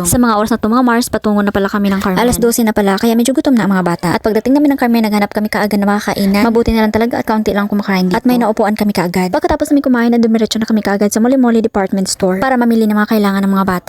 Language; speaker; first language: Filipino; non-native, local second language; Cebuano